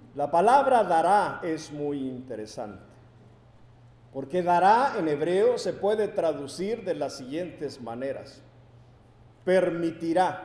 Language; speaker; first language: Spanish; native; Spanish